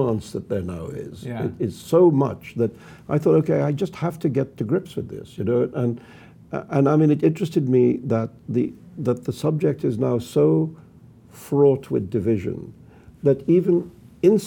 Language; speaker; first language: English; non-native, local second language; Urdu